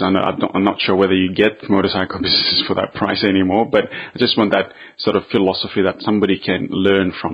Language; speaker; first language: English; non-native, local second language; Bemba